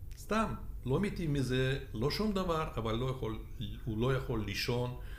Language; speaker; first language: Hebrew; non-native, fluent; Russian